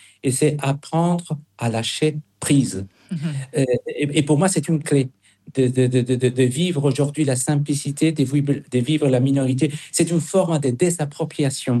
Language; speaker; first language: French; non-native, fluent; Spanish